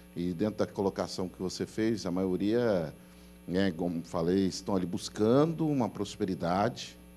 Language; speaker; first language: Portuguese; native; Portuguese